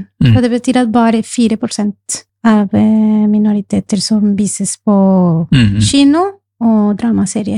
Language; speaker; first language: Norwegian; non-native, fluent; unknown